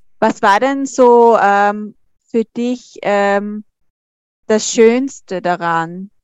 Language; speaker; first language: German; native; German